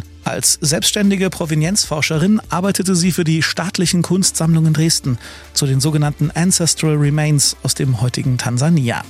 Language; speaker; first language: German; native; German